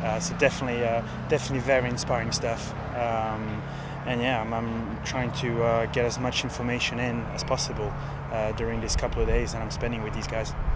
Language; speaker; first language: English; non-native, fluent; French